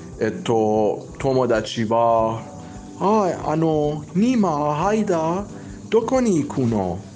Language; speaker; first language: Japanese; non-native, learner; Persian